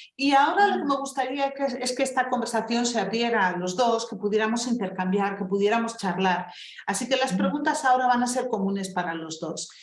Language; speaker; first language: Spanish; early bilingual, other home language; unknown